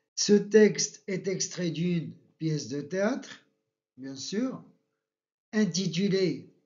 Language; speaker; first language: French; non-native, local second language; Arabic